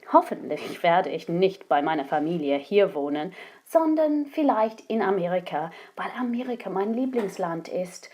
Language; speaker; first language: German; non-native, fluent; English